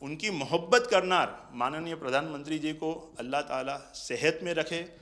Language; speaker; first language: Hindi; non-native, local second language; Gujarati